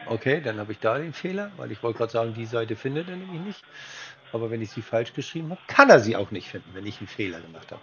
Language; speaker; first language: German; native; German